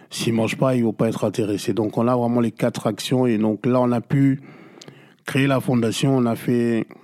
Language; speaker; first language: French; non-native, local second language; Lingala